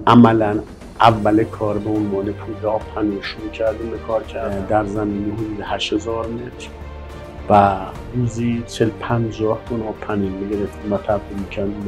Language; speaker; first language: Persian; native; Persian